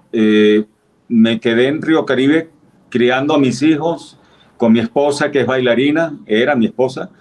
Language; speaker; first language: Spanish; native; Spanish